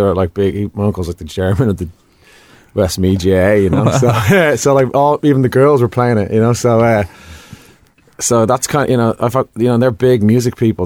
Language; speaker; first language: English; native; English